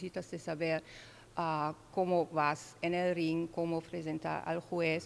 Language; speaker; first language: Spanish; non-native, learner; German